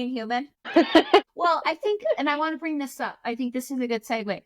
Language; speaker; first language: English; native; English